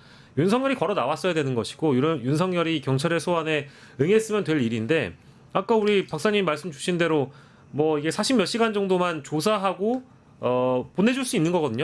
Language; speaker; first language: Korean; native; Korean